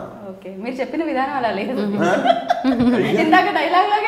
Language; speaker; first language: Telugu; native; Telugu